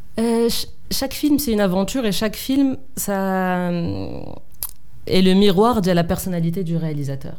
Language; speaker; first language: French; non-native, local second language; Arabic